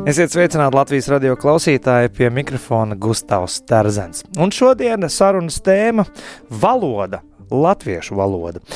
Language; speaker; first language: Latvian; native; Latvian